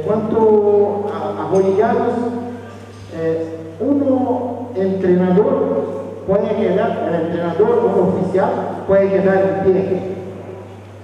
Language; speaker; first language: Spanish; non-native, fluent; Portuguese